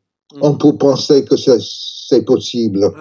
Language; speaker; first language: French; non-native, learner; English